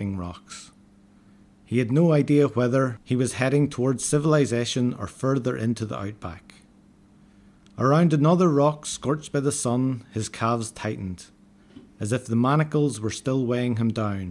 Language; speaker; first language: English; native; English